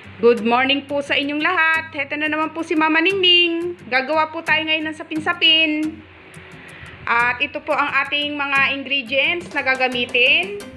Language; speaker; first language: Filipino; non-native, local second language; Bikol